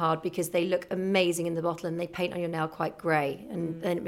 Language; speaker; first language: English; native; English